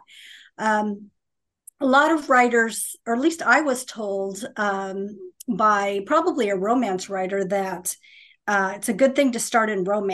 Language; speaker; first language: English; native; English